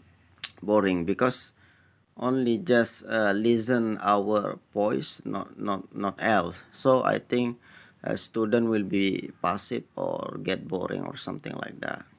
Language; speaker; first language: English; non-native, learner; Indonesian